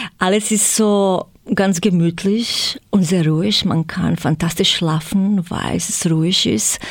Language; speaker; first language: German; non-native, fluent; Croatian